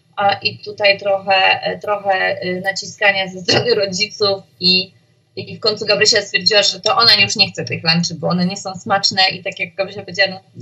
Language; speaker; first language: Polish; native; Polish